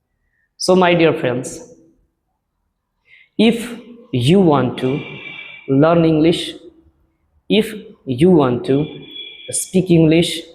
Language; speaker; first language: English; non-native, learner; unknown